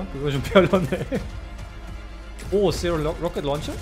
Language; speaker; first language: Korean; non-native, fluent; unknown